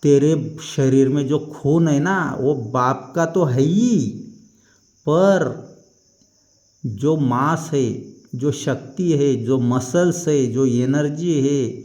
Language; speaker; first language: Hindi; non-native, local second language; Marathi